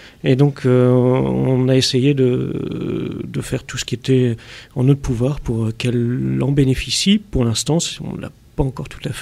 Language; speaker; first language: French; native; French